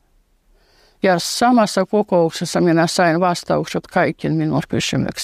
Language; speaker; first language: Finnish; non-native, fluent; Russian